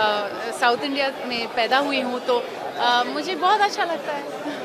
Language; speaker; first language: Hindi; non-native, local second language; French